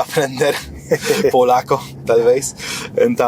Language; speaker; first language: Portuguese; non-native, fluent; Polish